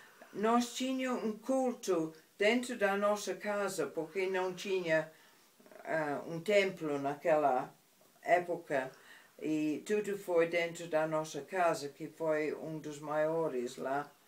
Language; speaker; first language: Portuguese; non-native, fluent; English